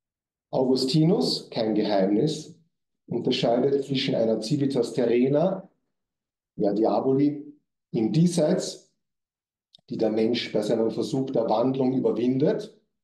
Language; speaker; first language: German; native; German